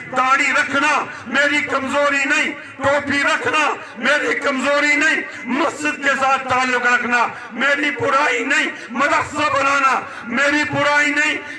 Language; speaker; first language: Urdu; non-native, local second language; Pashto